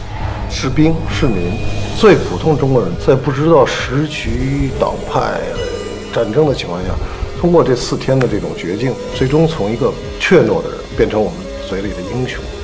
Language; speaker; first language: Chinese; native; Chinese